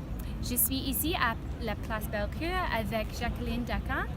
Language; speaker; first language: French; non-native, learner; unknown